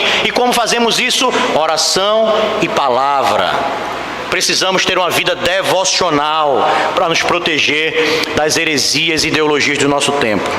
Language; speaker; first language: Portuguese; native; Portuguese